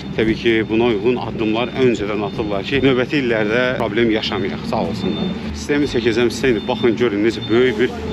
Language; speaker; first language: Azerbaijani; native; Azerbaijani